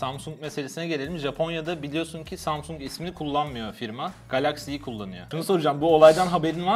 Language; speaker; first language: Turkish; native; Turkish